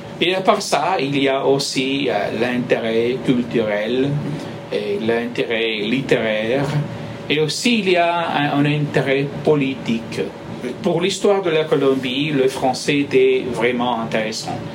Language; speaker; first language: French; non-native, fluent; Spanish